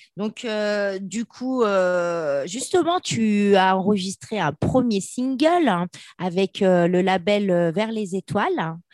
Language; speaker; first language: French; native; French